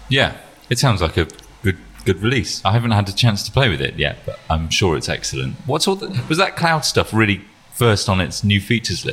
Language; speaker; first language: English; native; English